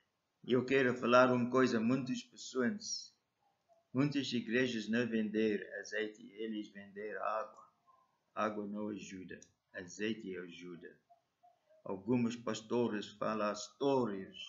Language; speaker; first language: Portuguese; non-native, learner; English